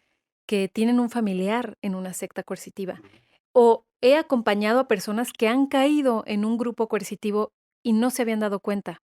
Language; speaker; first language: Spanish; native; Spanish